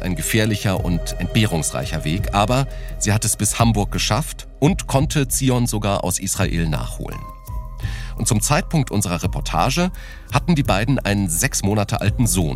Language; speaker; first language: German; native; German